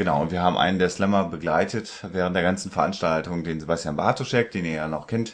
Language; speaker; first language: German; native; German